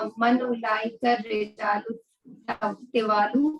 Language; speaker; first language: Arabic; non-native, learner; Urdu